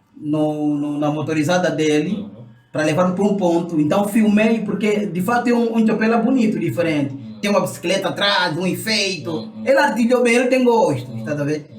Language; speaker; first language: Portuguese; native; Portuguese